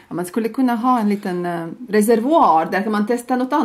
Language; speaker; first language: Swedish; non-native, fluent; Latvian